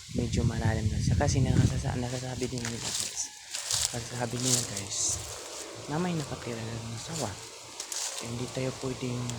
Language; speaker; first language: Filipino; non-native, local second language; Cebuano